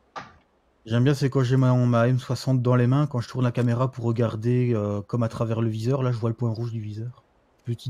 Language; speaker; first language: French; native; French